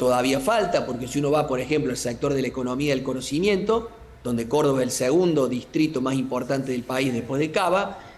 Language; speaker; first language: Spanish; native; Spanish